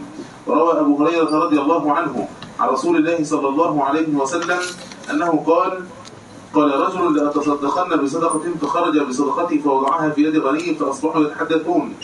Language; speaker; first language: Arabic; native; Arabic